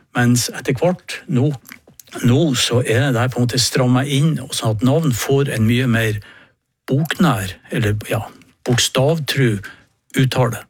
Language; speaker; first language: Norwegian; native; Norwegian